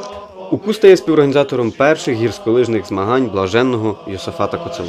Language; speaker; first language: Ukrainian; native; Ukrainian